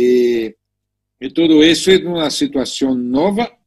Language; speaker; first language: Spanish; non-native, learner; Portuguese